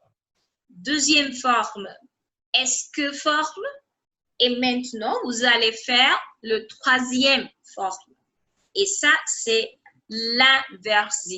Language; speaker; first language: French; non-native, fluent; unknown